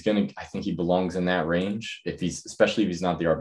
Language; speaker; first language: English; native; English